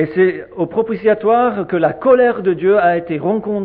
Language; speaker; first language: French; native; French